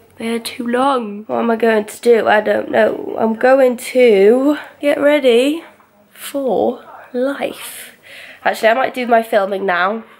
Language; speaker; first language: English; native; English